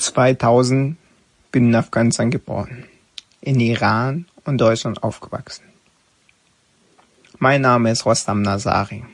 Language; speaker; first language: German; non-native, learner; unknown